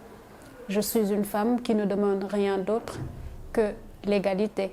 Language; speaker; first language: French; non-native, local second language; Wolof